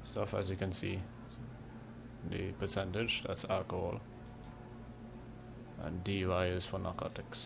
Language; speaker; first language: English; native; English